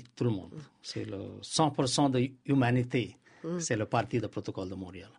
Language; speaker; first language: French; non-native, learner; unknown